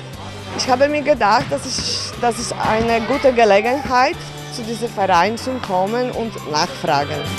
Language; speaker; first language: German; non-native, fluent; Polish